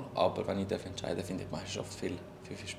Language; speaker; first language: German; native; German